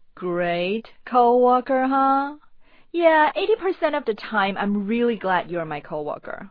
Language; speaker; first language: English; non-native, fluent; Chinese